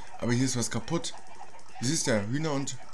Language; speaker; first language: German; native; German